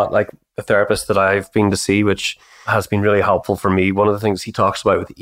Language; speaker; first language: English; native; English